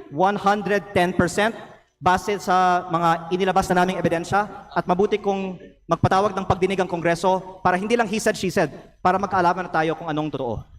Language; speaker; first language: Filipino; native; Filipino